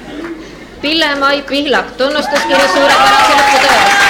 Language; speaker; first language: Estonian; native; Estonian